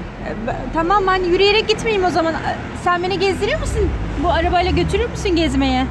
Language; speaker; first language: Turkish; native; Turkish